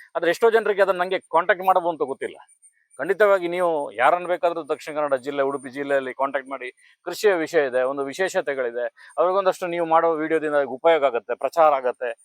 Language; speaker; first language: Kannada; native; Kannada